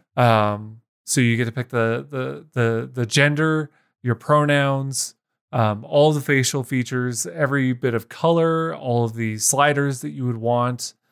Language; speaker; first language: English; native; English